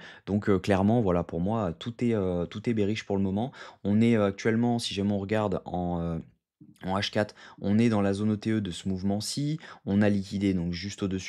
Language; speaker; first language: French; native; French